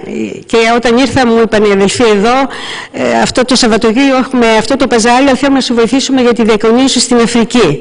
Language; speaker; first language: Greek; native; Greek